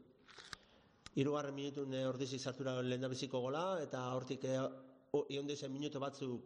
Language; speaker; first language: Basque; native; Basque